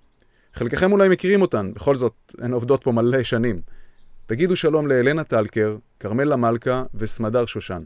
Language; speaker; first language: Hebrew; native; Hebrew